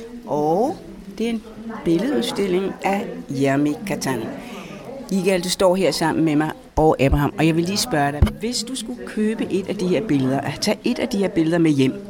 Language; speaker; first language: Danish; native; Danish